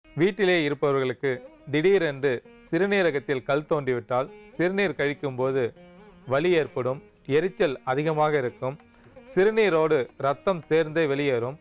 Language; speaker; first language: Tamil; native; Tamil